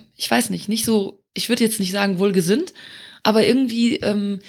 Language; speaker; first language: German; non-native, local second language; Luxembourgish